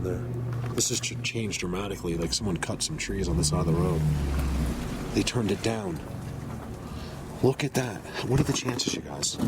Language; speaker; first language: English; native; English